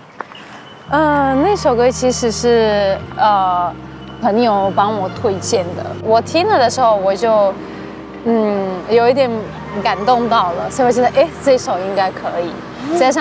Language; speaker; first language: Chinese; non-native, fluent; Russian